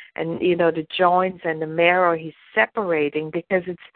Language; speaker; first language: English; non-native, fluent; German